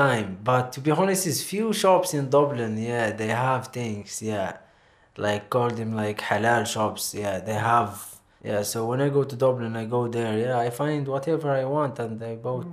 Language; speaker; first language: English; non-native, learner; Arabic